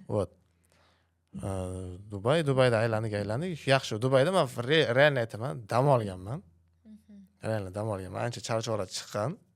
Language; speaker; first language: Uzbek; native; Uzbek